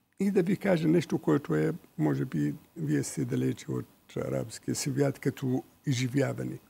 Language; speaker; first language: Bulgarian; non-native, fluent; Arabic